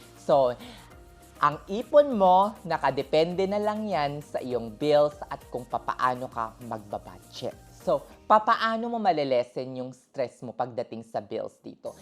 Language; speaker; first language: Filipino; native; Filipino